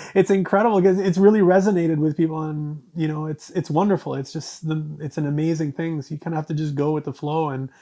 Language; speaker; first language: English; native; English